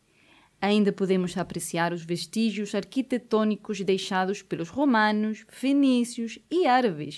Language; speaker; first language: Portuguese; native; Portuguese